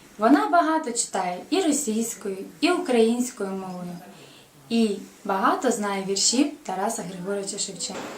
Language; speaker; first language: Ukrainian; native; Ukrainian